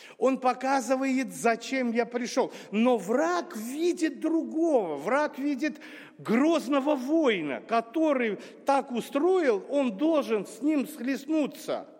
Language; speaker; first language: Russian; non-native, local second language; Armenian